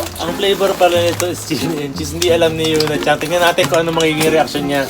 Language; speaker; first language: Filipino; native; Filipino